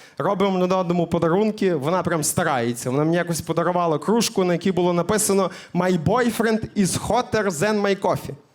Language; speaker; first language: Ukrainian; native; Ukrainian